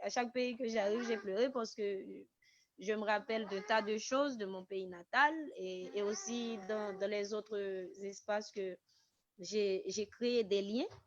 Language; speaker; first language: French; non-native, local second language; Haitian Creole